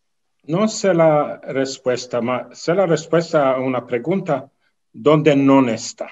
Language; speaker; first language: Spanish; non-native, fluent; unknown